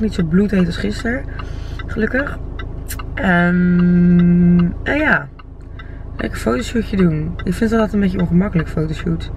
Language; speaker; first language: Dutch; native; Dutch